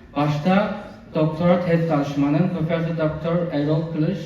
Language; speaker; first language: Turkish; non-native, fluent; Chinese